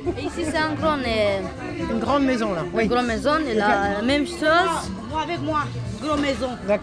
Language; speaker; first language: French; non-native, learner; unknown